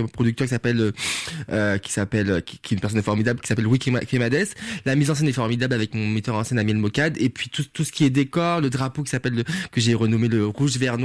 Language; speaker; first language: French; non-native, local second language; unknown